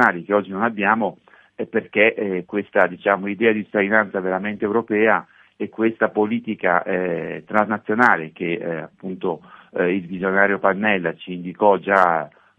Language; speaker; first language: Italian; native; Italian